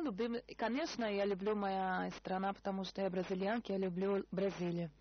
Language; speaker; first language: Russian; non-native, learner; Portuguese